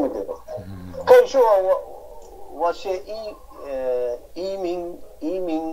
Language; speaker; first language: Chinese; non-native, learner; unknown